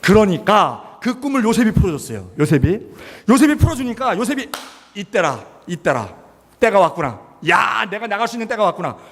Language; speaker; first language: Korean; native; Korean